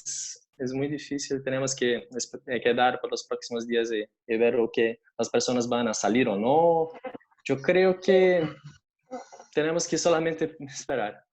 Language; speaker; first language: Spanish; non-native, fluent; Portuguese